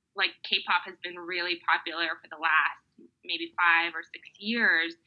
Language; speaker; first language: English; early bilingual, other home language; Mongolian